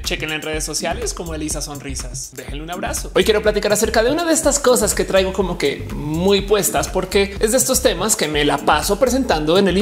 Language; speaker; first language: Spanish; native; Spanish